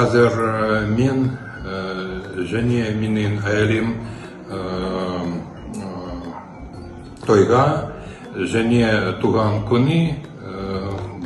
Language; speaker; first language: Kazakh; non-native, learner; Russian